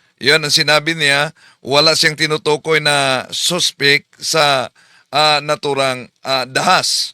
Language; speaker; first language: Filipino; native; Filipino